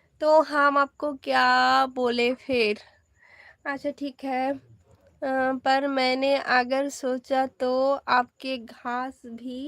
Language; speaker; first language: Hindi; non-native, learner; Bangla